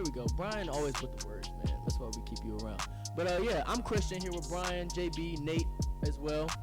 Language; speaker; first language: English; native; English